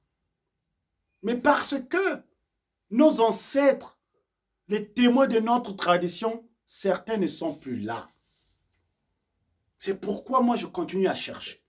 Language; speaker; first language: French; non-native, local second language; Kongo